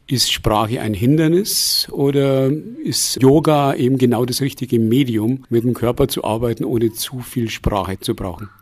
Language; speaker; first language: German; native; German